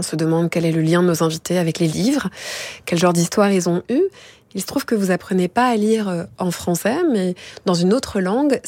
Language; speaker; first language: French; native; French